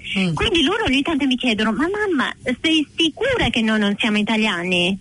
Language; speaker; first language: Italian; non-native, fluent; English